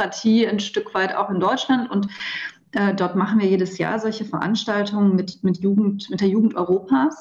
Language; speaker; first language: German; native; German